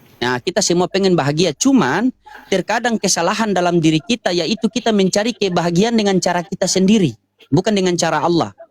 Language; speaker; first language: Indonesian; native; Indonesian